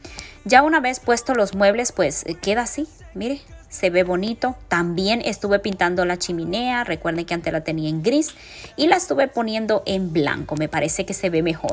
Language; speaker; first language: Spanish; native; Spanish